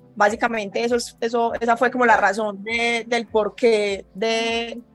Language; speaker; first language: Spanish; native; Spanish